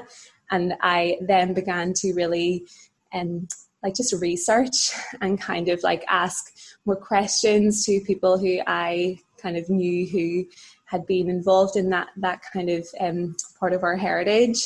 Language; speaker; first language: English; native; English